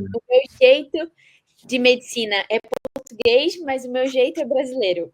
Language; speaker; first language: Portuguese; native; Portuguese